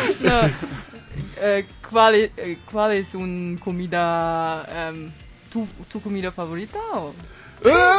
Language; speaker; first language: Spanish; non-native, learner; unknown